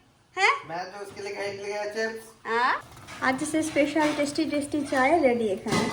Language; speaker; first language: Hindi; non-native, local second language; Bangla